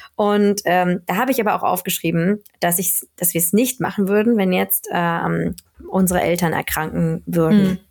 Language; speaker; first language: German; native; German